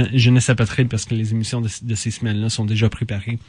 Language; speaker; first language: French; native; French